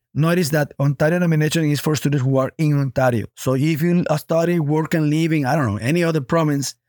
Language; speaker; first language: English; non-native, fluent; Spanish